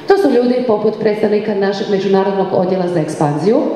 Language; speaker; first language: Croatian; native; Croatian